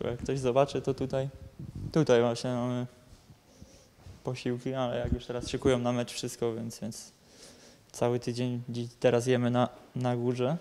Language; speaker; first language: Polish; native; Polish